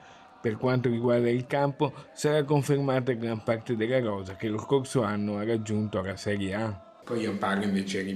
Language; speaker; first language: Italian; native; Italian